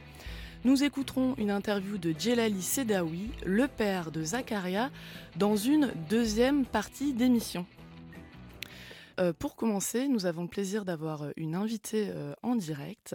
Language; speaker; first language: French; native; French